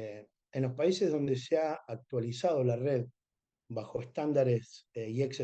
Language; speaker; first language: Spanish; native; Spanish